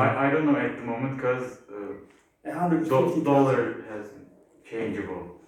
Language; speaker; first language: English; non-native, learner; Turkish